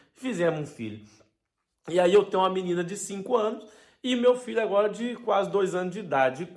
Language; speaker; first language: Portuguese; native; Portuguese